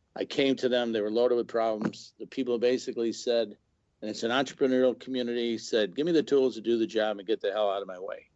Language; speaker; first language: English; native; English